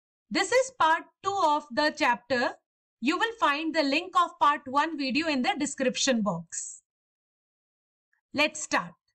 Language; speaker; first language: English; non-native, local second language; Hindi